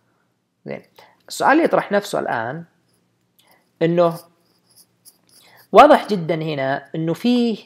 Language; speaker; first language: Arabic; native; Arabic